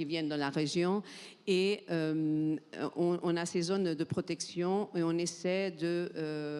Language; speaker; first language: French; non-native, fluent; Portuguese